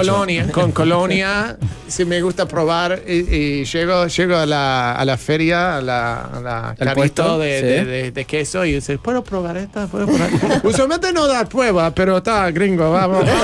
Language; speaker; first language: Spanish; non-native, fluent; English